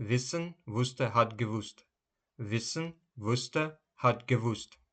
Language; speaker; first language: German; non-native, fluent; Ukrainian